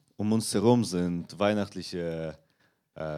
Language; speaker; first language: German; non-native, fluent; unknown